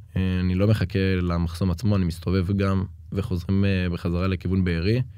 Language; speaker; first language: Hebrew; native; Hebrew